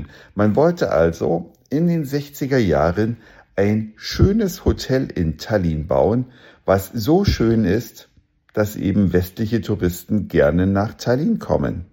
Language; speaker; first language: German; native; German